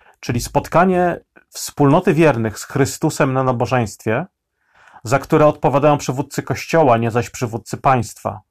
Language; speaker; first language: Polish; native; Polish